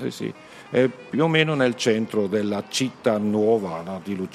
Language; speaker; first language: Italian; non-native, learner; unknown